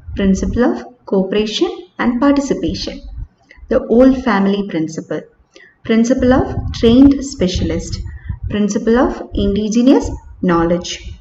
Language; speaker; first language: English; non-native, local second language; Malayalam